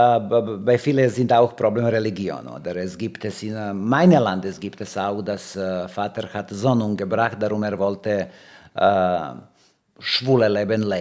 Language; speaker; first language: German; non-native, learner; Serbian